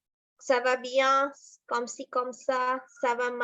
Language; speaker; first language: French; non-native, fluent; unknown